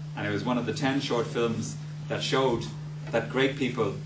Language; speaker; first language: English; native; English